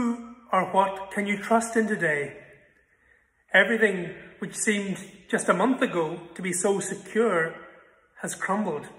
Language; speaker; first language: English; native; English